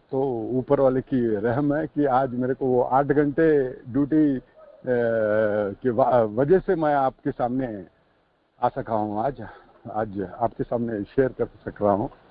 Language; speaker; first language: Hindi; non-native, local second language; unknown